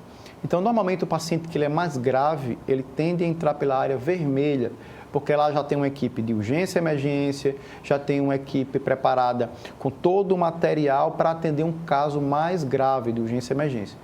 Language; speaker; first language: Portuguese; native; Portuguese